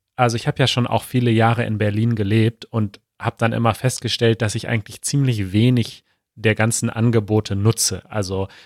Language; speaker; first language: German; native; German